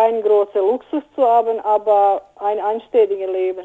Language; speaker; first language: German; non-native, learner; Bosnian